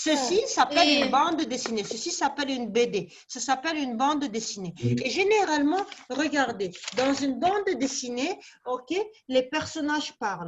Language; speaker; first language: French; non-native, local second language; Arabic